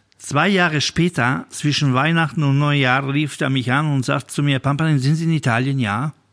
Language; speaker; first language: German; non-native, fluent; Italian